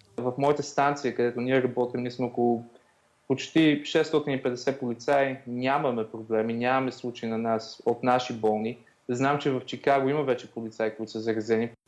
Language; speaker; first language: Bulgarian; native; Bulgarian